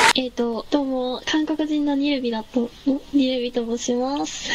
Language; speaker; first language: Japanese; non-native, fluent; Korean